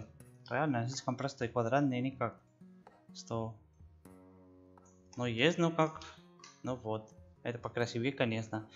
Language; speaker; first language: Russian; non-native, learner; Spanish